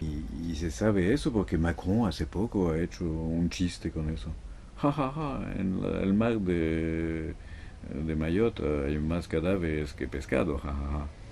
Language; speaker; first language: Spanish; non-native, fluent; French